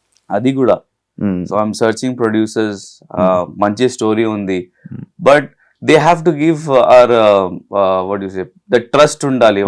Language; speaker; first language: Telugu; non-native, learner; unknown